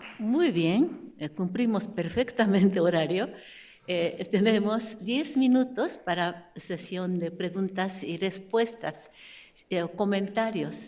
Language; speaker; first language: Spanish; non-native, fluent; Japanese